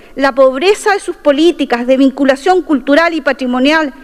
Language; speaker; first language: Spanish; non-native, local second language; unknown